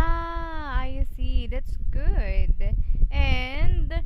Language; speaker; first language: English; non-native, local second language; Filipino